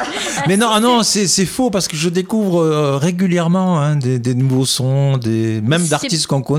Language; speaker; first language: French; native; French